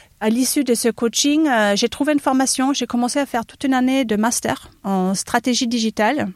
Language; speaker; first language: French; non-native, fluent; German